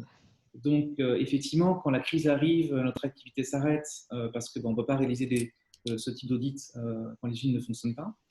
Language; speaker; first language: French; native; French